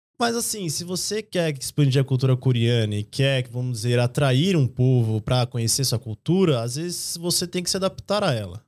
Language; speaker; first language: Portuguese; native; Portuguese